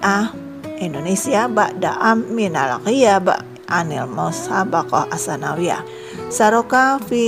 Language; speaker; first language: Arabic; non-native, learner; Indonesian